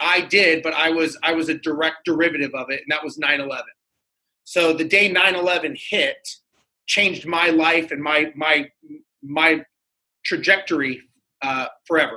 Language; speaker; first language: English; native; English